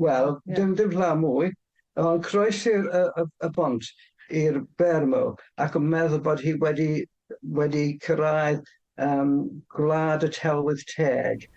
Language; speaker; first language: Welsh; non-native, fluent; English